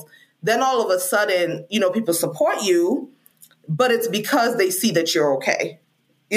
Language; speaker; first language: English; non-native, local second language; Krio